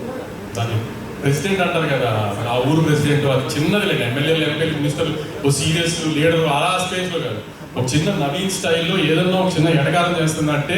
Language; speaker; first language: Telugu; native; Telugu